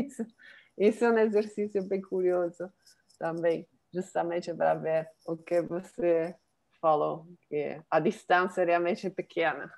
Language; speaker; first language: Portuguese; non-native, fluent; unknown